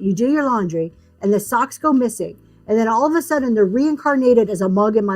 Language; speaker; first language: English; native; English